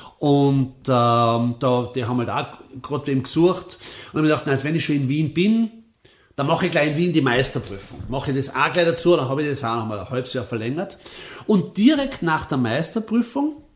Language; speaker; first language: German; native; German